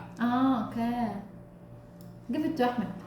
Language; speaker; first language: English; non-native, learner; Arabic